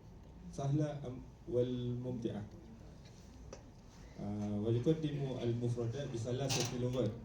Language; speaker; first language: Arabic; non-native, learner; Malay